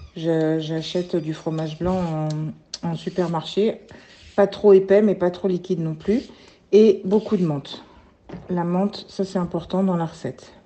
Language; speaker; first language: French; native; French